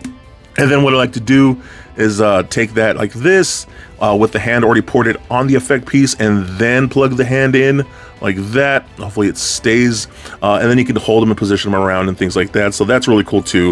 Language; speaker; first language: English; native; English